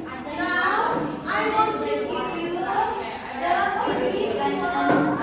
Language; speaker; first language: English; non-native, learner; Indonesian